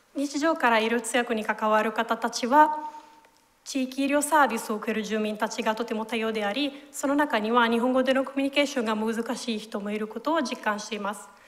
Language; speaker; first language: Japanese; non-native, fluent; Italian